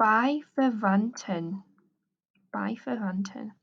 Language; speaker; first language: German; non-native, fluent; English